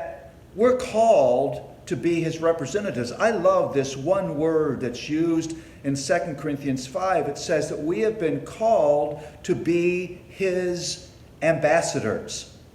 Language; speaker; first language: English; native; English